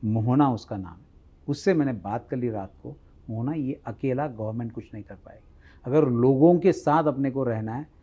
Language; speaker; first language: Hindi; non-native, local second language; Marathi